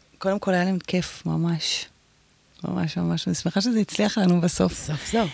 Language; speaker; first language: Hebrew; native; Hebrew